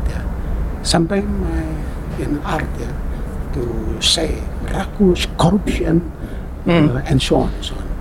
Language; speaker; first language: English; non-native, learner; Indonesian